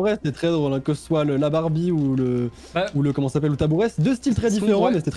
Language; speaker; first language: French; native; French